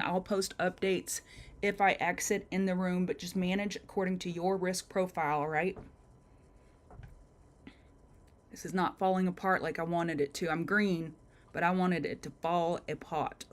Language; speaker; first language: English; native; English